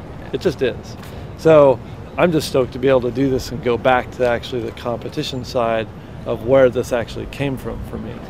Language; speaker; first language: English; native; English